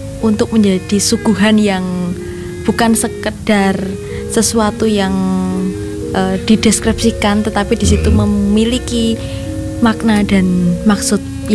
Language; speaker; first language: Indonesian; non-native, local second language; Javanese